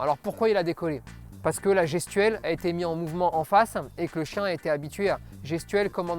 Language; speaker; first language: French; native; French